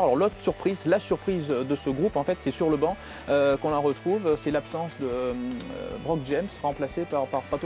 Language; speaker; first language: French; native; French